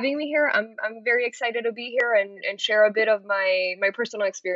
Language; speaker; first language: English; non-native, fluent; Spanish